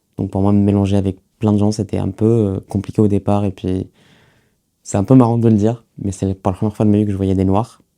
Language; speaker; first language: French; early bilingual, other home language; Arabic